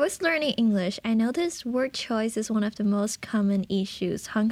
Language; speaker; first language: English; non-native, local second language; Cantonese